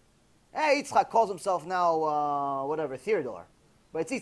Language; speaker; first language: English; native; English